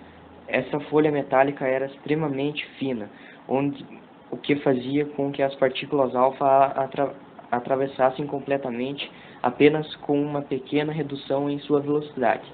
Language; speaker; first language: Portuguese; native; Portuguese